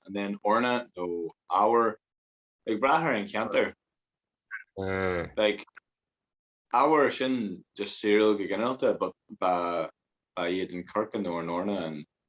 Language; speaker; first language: Irish; native; Irish